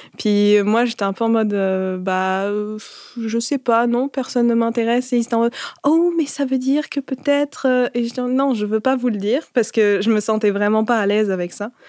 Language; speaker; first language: French; native; French